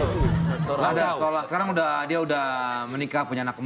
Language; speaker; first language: Indonesian; native; Indonesian